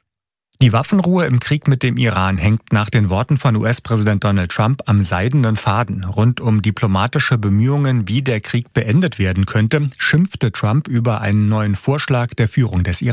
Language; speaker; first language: German; native; German